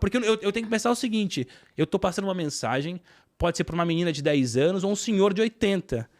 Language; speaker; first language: Portuguese; native; Portuguese